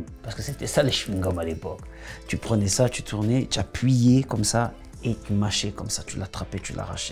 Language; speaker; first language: French; native; French